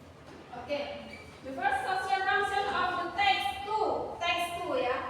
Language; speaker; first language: English; non-native, learner; Indonesian